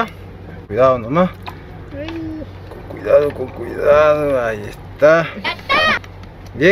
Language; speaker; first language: Spanish; native; Spanish